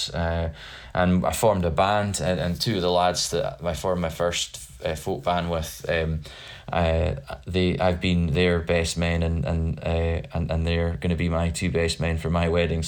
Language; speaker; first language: English; native; English